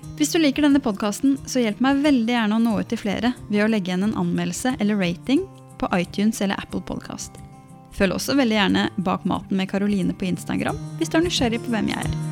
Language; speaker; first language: Norwegian; native; Norwegian